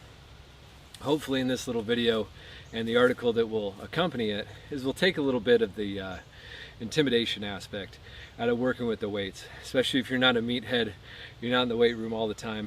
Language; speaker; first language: English; native; English